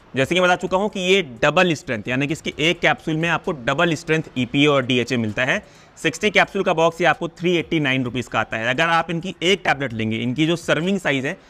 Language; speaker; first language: Hindi; non-native, local second language; Punjabi